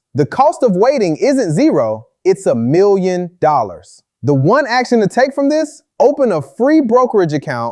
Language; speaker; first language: English; native; English